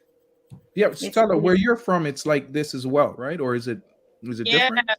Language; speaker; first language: English; native; English